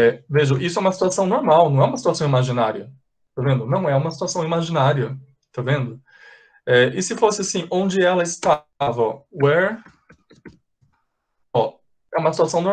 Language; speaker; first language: Portuguese; native; Portuguese